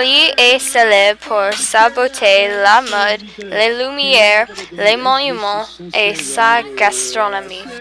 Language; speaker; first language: French; non-native, learner; English